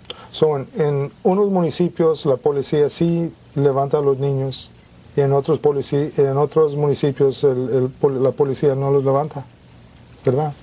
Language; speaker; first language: Spanish; early bilingual, heritage; Spanish